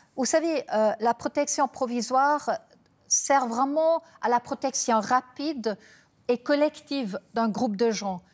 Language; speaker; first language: French; non-native, local second language; German